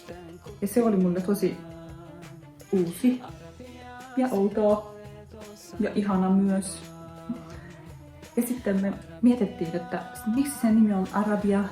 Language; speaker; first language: Finnish; non-native, fluent; Turkish